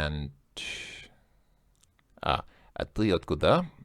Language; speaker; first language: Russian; non-native, learner; English